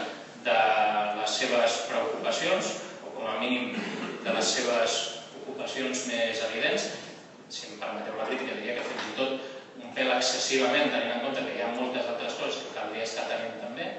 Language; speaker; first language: Catalan; native; Catalan